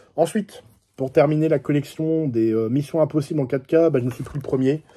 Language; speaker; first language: French; native; French